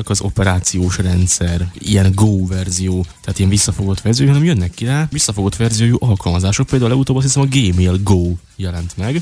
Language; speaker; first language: Hungarian; native; Hungarian